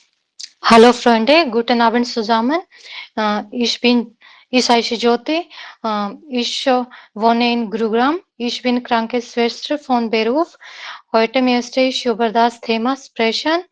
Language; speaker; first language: German; non-native, learner; Hindi